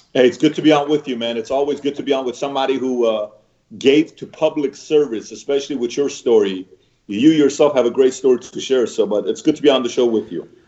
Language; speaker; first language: English; early bilingual, other home language; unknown